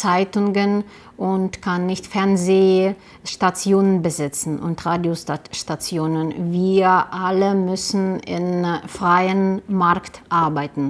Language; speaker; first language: German; non-native, learner; Russian